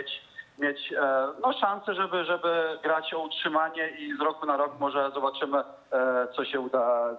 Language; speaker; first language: Polish; early bilingual, heritage; Polish